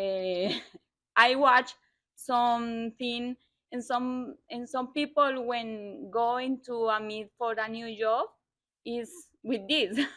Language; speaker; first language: English; non-native, learner; Spanish